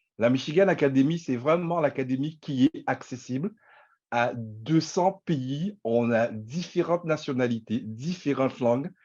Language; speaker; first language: French; native; French